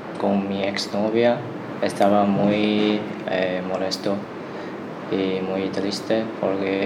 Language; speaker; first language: Spanish; non-native, learner; Chinese